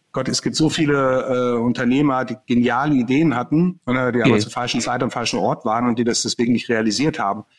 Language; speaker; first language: German; native; German